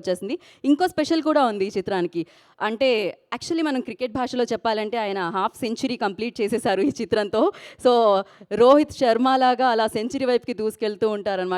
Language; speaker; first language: Telugu; native; Telugu